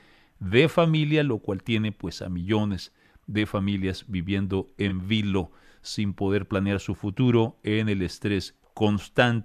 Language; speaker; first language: Spanish; native; Spanish